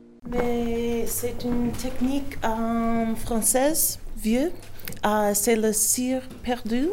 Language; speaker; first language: French; non-native, learner; English